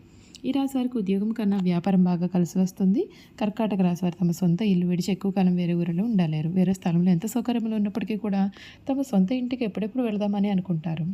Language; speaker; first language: Telugu; native; Telugu